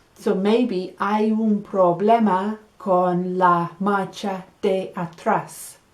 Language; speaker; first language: Spanish; non-native, fluent; English